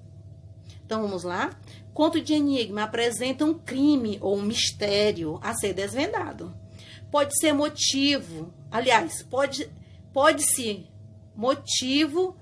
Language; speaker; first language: Portuguese; native; Portuguese